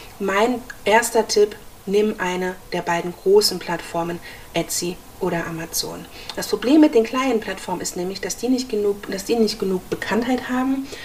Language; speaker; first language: German; native; German